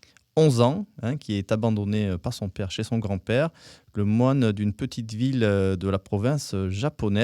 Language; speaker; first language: French; native; French